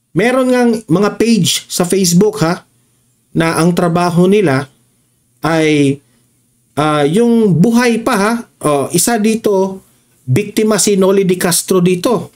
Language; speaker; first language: Filipino; non-native, local second language; Cebuano